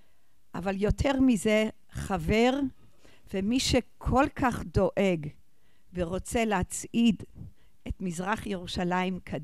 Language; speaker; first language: Hebrew; non-native, fluent; English